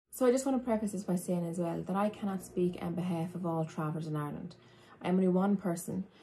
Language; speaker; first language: English; native; English